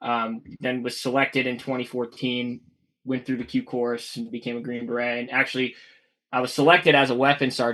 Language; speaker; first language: English; native; English